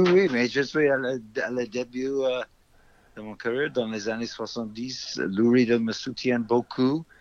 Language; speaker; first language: French; non-native, fluent; English